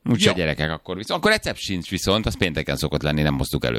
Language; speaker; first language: Hungarian; native; Hungarian